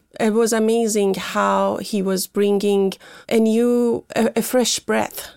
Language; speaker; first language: English; non-native, fluent; Persian